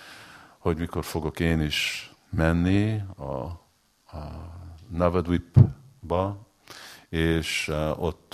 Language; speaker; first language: Hungarian; early bilingual, heritage; Hungarian